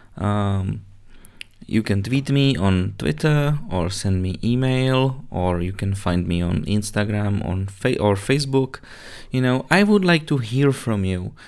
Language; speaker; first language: English; non-native, fluent; Czech